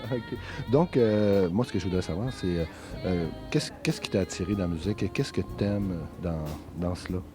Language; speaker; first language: French; native; French